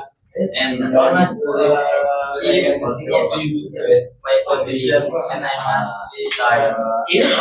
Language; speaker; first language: English; non-native, learner; Indonesian